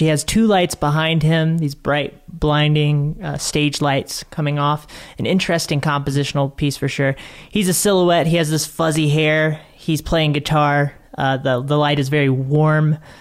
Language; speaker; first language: English; native; English